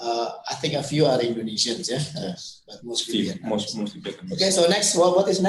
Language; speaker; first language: English; non-native, fluent; Indonesian